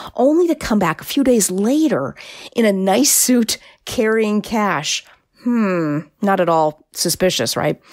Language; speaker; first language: English; native; English